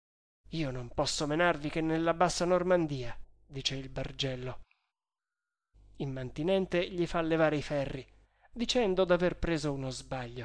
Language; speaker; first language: Italian; native; Italian